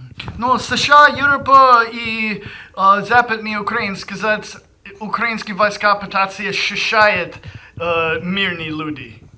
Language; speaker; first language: Russian; non-native, learner; English